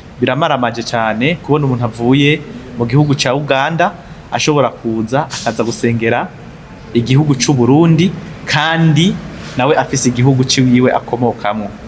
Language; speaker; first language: Rundi; native; Rundi